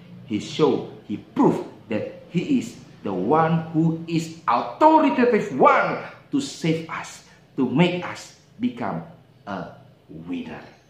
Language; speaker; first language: English; non-native, learner; Indonesian